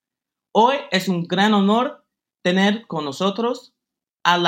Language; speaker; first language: Spanish; non-native, fluent; English